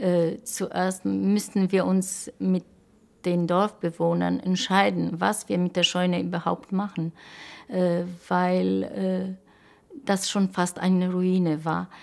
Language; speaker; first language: German; non-native, local second language; Polish